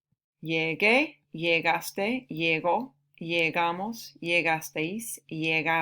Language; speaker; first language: Spanish; non-native, fluent; English